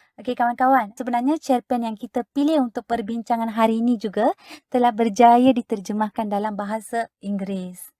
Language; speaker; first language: Malay; non-native, local second language; Tamil